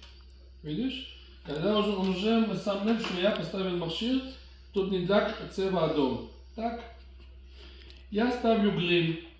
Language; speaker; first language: Russian; early bilingual, heritage; Russian